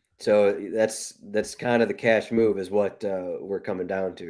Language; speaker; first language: English; native; English